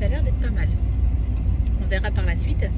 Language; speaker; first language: French; native; French